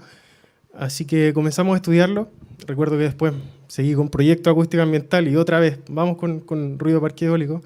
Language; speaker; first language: Spanish; native; Spanish